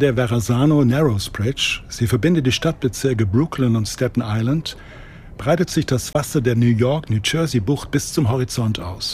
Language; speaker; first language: German; native; German